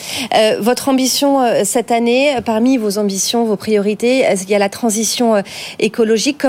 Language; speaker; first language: French; native; French